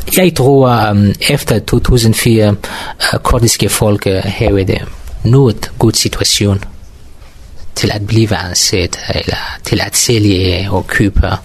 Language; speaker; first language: Danish; non-native, learner; Kurdish